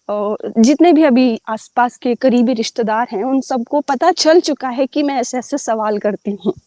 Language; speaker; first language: Hindi; native; Hindi